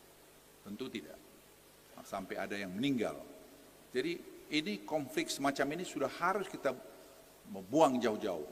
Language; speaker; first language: Indonesian; native; Indonesian